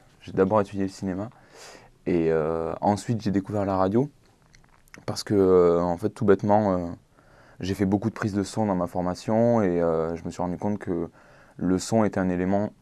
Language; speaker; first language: French; native; French